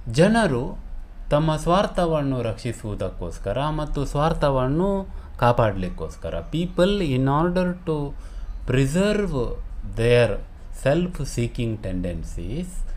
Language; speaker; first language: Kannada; non-native, local second language; Konkani